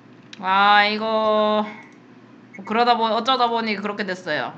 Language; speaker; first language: Korean; native; Korean